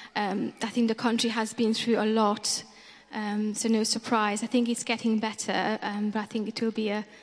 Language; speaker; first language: English; non-native, fluent; Romanian